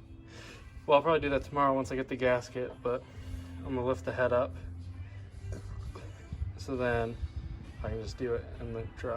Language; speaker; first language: English; native; English